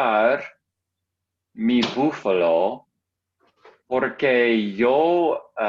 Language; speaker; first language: Spanish; non-native, learner; English